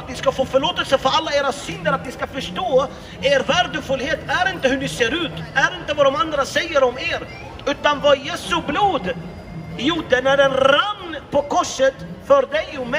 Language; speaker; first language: Swedish; non-native, fluent; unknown